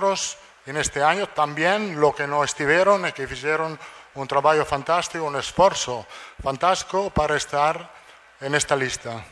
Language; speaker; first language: Portuguese; non-native, fluent; Italian